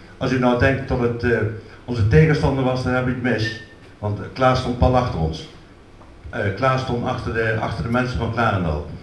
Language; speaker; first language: Dutch; native; Dutch